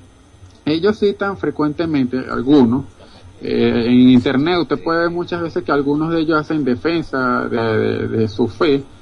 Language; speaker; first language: Spanish; native; Spanish